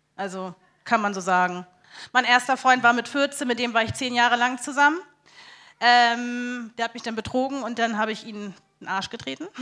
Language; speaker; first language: German; native; German